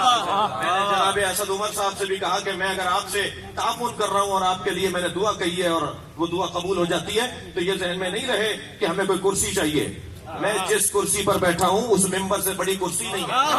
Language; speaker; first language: Urdu; native; Urdu